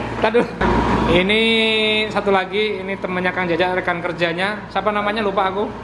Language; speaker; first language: Malay; non-native, local second language; Javanese